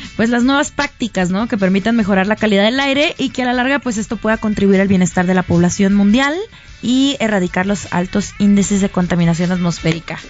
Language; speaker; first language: Spanish; native; Spanish